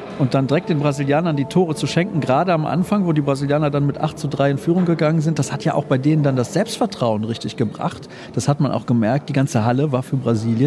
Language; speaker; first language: German; native; German